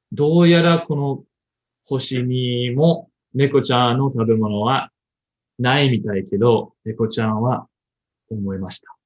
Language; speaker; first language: Japanese; non-native, learner; English